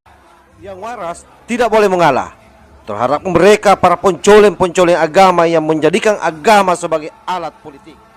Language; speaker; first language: Indonesian; native; Indonesian